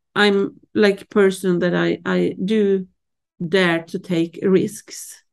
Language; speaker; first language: English; non-native, fluent; Swedish